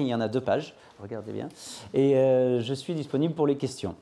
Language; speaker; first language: French; native; French